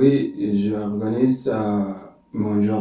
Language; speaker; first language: French; non-native, learner; Arabic